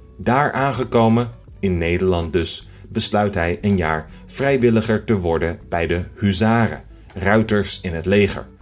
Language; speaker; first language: Dutch; native; Dutch